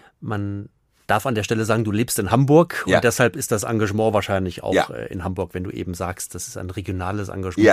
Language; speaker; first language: German; native; German